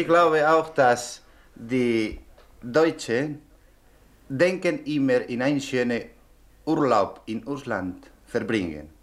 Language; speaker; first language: German; non-native, learner; Spanish